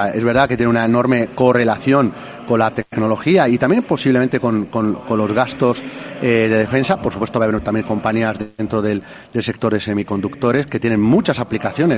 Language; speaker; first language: Spanish; native; Spanish